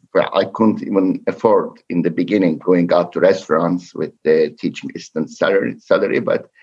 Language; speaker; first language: English; non-native, fluent; Turkish